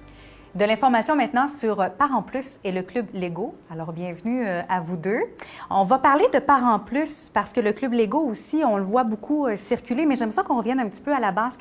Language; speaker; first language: French; native; French